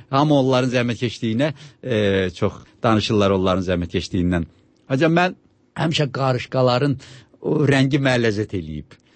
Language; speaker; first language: Azerbaijani; native; Azerbaijani